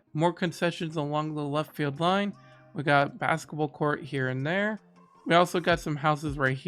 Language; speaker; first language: English; native; English